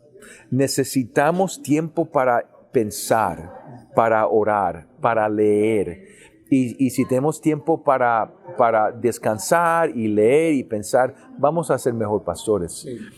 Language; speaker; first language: Spanish; early bilingual, heritage; English